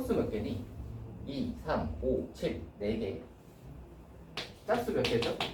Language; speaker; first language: Korean; native; Korean